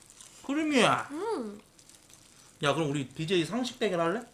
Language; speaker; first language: Korean; native; Korean